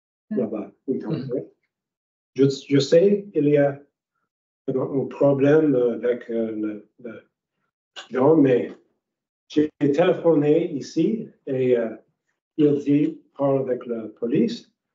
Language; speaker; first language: French; non-native, learner; English